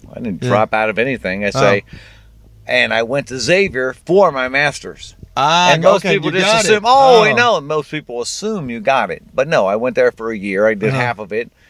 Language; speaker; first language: English; native; English